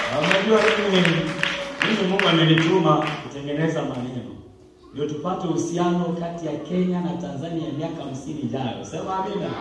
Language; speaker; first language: Swahili; non-native, local second language; Luyia